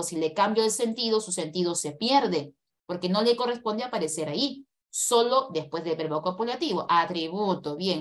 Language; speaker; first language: Spanish; native; Spanish